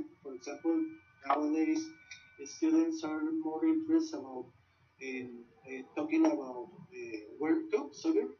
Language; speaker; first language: English; non-native, learner; Spanish